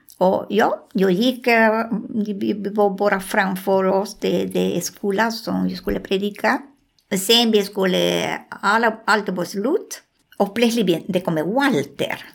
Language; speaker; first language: Swedish; non-native, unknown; Spanish